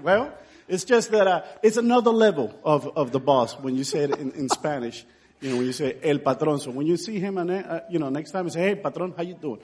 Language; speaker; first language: English; non-native, fluent; Spanish